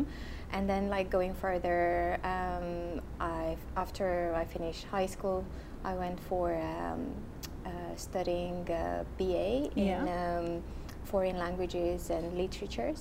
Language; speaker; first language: English; non-native, fluent; Romanian